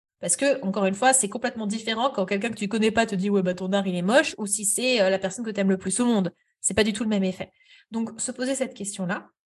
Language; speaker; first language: French; native; French